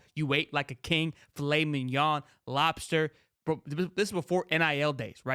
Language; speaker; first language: English; native; English